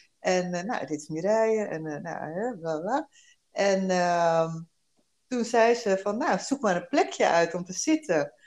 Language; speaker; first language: Dutch; early bilingual, other home language; Korean